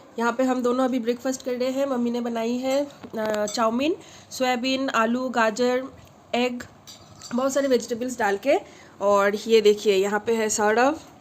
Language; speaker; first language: Hindi; non-native, local second language; Bangla